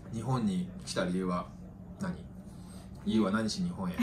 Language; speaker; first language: Japanese; native; Japanese